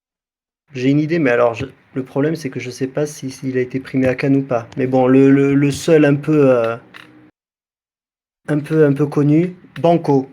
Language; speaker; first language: French; native; French